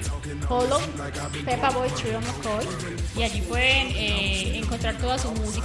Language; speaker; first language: Spanish; native; Spanish